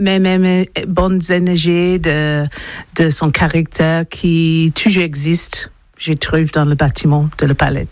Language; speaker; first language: French; non-native, learner; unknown